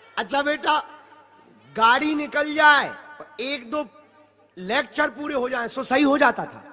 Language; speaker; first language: Hindi; native; Hindi